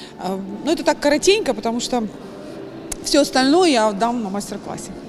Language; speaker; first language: Russian; native; Russian